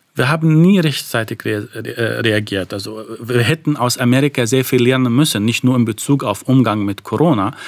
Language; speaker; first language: German; non-native, fluent; Arabic